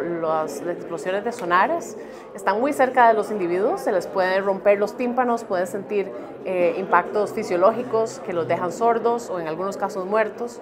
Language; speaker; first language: Spanish; native; Spanish